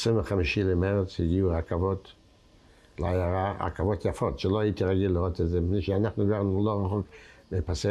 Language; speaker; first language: Hebrew; non-native, fluent; Yiddish